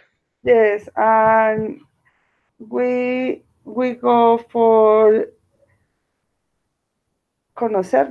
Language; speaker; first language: English; non-native, learner; Spanish